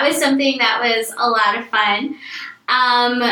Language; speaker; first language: English; native; English